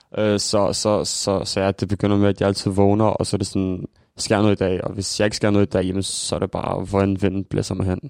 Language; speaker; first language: Danish; early bilingual, other home language; Albanian